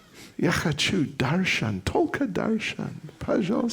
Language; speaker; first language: Russian; non-native, learner; English